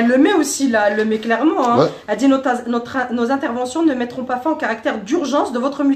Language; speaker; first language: French; native; French